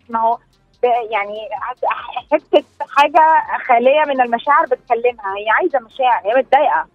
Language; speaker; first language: Arabic; native; Arabic